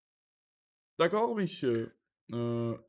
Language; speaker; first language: French; non-native, learner; Russian